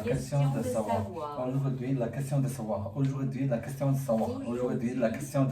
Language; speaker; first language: French; non-native, learner; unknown